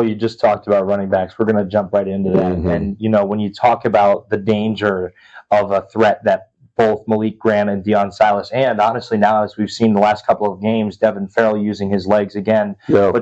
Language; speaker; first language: English; native; English